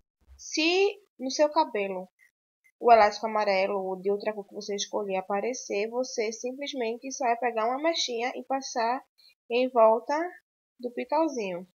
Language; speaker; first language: Portuguese; native; Portuguese